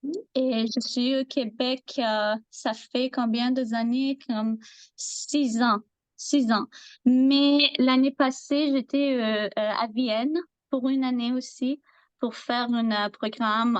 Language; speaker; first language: French; non-native, learner; Persian